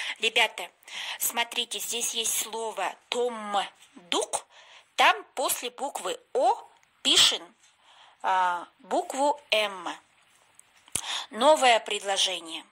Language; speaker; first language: Russian; non-native, local second language; Kyrgyz